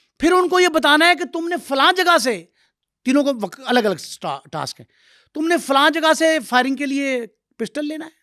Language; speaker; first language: Urdu; native; Urdu